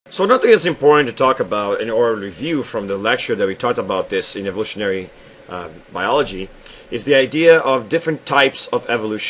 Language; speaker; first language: English; non-native, fluent; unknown